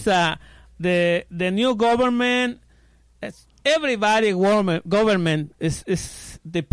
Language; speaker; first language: English; non-native, learner; Spanish